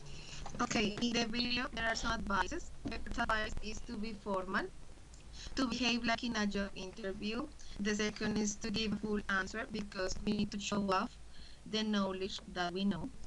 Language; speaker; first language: English; non-native, learner; Spanish